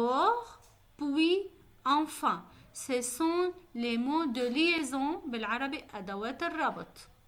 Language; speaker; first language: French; non-native, local second language; Arabic